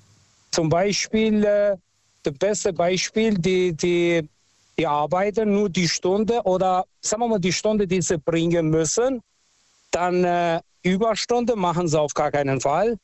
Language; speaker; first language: German; non-native, fluent; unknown